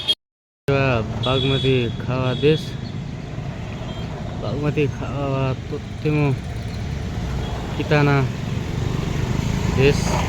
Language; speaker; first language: Japanese; non-native, learner; Nepali